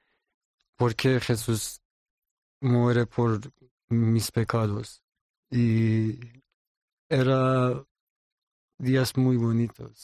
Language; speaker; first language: Spanish; non-native, learner; Persian